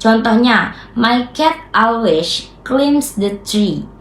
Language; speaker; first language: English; non-native, learner; Indonesian